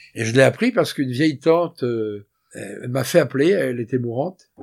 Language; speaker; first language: French; native; French